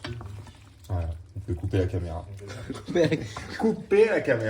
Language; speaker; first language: French; native; French